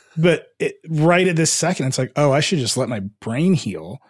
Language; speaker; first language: English; early bilingual, other home language; Hindi